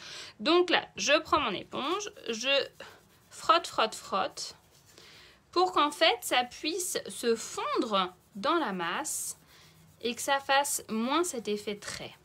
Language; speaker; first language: French; native; French